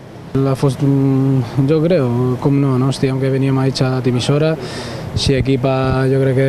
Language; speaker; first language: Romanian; non-native, learner; Spanish